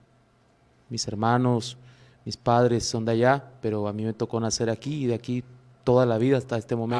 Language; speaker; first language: Spanish; native; Spanish